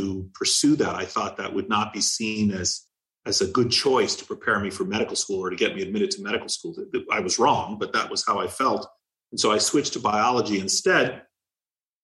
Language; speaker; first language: English; native; English